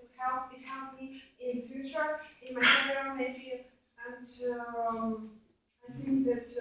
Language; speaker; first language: English; non-native, learner; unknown